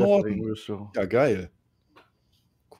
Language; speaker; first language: German; native; German